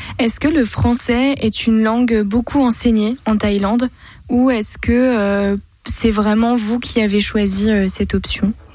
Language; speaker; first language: French; native; French